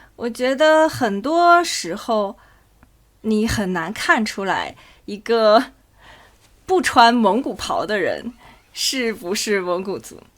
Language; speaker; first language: Chinese; native; Chinese